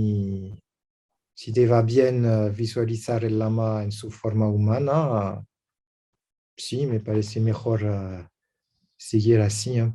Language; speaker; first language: Spanish; non-native, learner; French